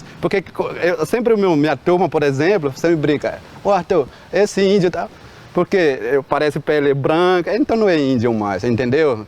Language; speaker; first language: Portuguese; non-native, local second language; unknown